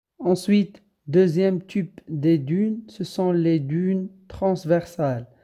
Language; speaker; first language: French; non-native, local second language; Arabic